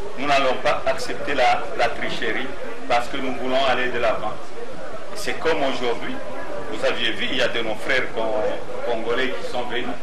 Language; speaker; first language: French; non-native, local second language; Swahili